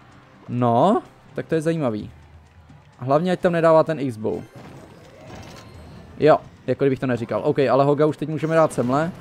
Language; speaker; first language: Czech; native; Czech